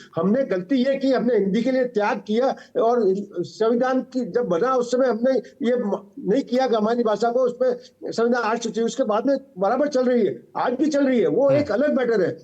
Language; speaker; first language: Hindi; non-native, local second language; Rajasthani